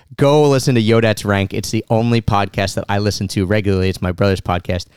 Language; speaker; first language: English; native; English